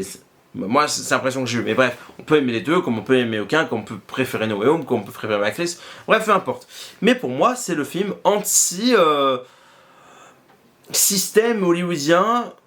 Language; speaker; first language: French; native; French